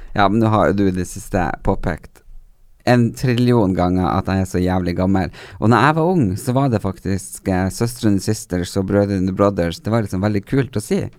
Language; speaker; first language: Norwegian; native; Norwegian